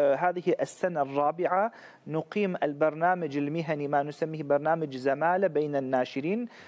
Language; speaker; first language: Arabic; non-native, fluent; Turkish